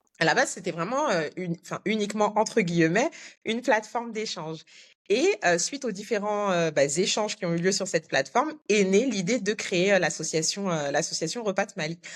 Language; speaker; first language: French; native; French